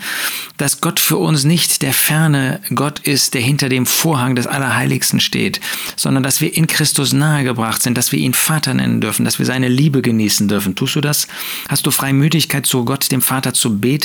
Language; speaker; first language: German; native; German